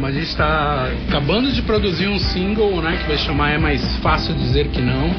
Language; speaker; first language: Portuguese; native; Portuguese